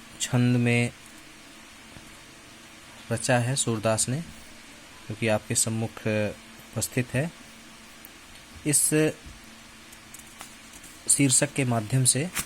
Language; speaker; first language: Hindi; native; Hindi